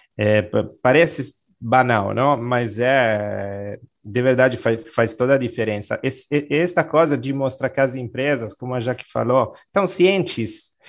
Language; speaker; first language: Portuguese; non-native, fluent; Italian